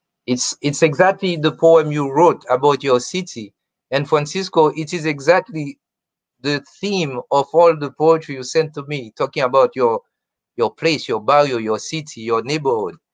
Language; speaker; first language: English; non-native, fluent; Haitian Creole